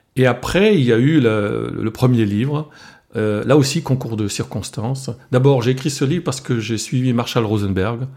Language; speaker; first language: French; non-native, local second language; Swiss German